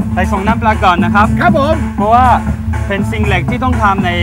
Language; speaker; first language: Thai; non-native, fluent; French